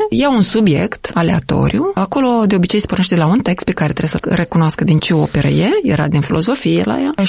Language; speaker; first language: Romanian; native; Romanian